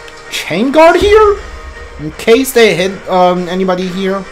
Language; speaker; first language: English; native; English